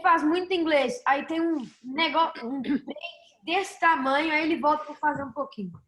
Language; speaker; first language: Portuguese; early bilingual, heritage; Portuguese